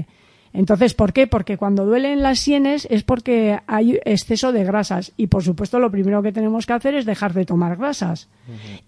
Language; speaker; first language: Spanish; native; Spanish